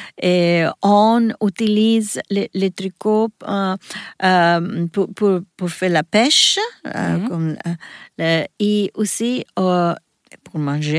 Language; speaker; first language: French; non-native, learner; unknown